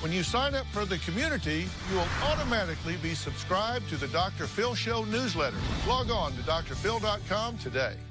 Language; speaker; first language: English; native; English